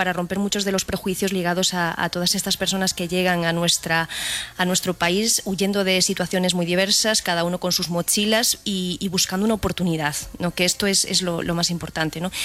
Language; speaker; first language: Spanish; native; Spanish